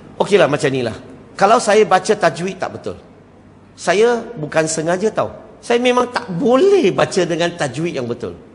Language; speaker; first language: Malay; non-native, local second language; Chinese